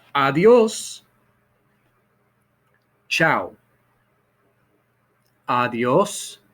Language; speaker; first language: Spanish; non-native, fluent; English